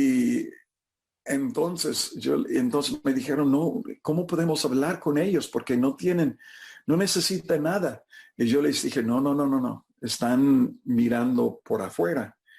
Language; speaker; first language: Spanish; non-native, fluent; English